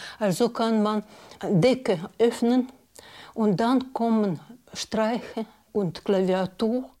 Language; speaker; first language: German; non-native, learner; Russian